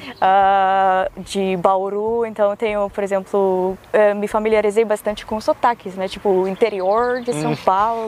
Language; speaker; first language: Portuguese; non-native, fluent; Macedonian